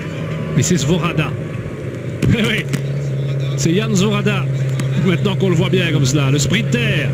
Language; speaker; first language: French; native; French